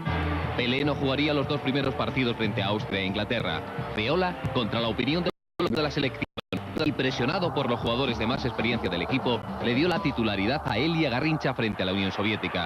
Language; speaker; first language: Spanish; native; Spanish